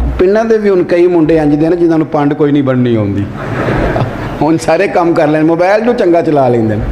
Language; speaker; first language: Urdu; non-native, local second language; Punjabi